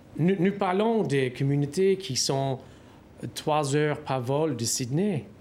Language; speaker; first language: French; non-native, fluent; English